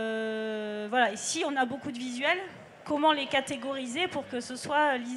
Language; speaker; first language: French; native; French